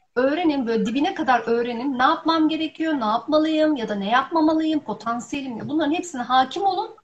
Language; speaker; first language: Turkish; early bilingual, heritage; Turkish